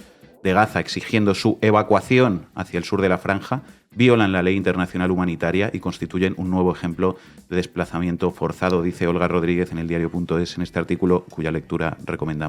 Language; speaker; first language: Spanish; native; Spanish